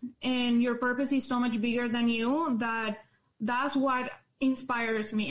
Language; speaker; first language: English; non-native, fluent; Spanish